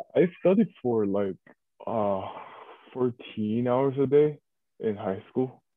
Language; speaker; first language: English; early bilingual, other home language; Korean